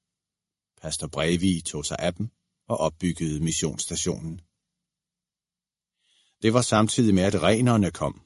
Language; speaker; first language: Danish; native; Danish